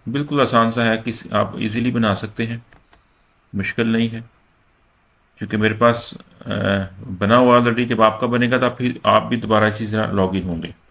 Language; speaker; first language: Urdu; non-native, local second language; Punjabi